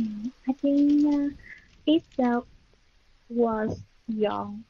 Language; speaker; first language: English; non-native, learner; Vietnamese